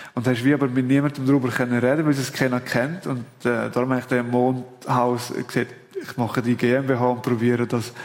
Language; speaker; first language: German; native; German